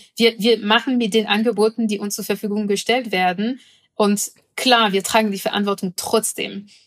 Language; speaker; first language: German; non-native, fluent; French